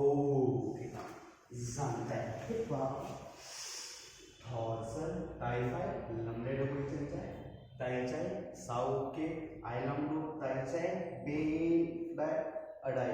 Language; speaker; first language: Vietnamese; non-native, learner; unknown